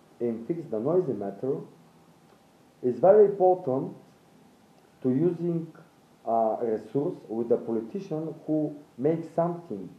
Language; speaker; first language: English; non-native, learner; Bulgarian